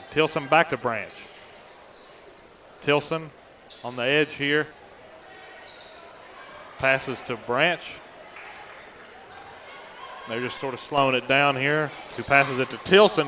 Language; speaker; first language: English; native; English